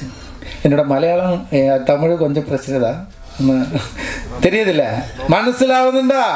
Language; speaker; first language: Tamil; non-native, local second language; Malayalam